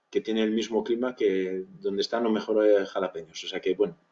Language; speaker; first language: Spanish; early bilingual, other home language; French